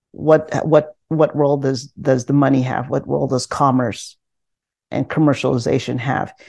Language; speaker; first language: English; non-native, local second language; Filipino